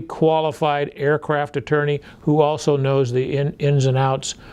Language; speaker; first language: English; native; English